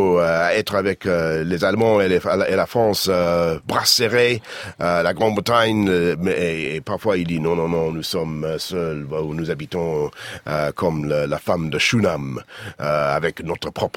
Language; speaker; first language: French; non-native, fluent; English